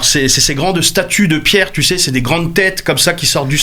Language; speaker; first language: French; native; French